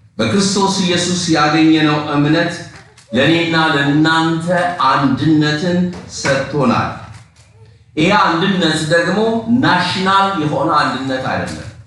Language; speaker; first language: Amharic; non-native, local second language; Oromo